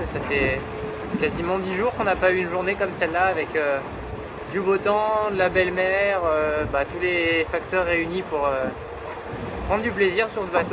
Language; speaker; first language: French; native; French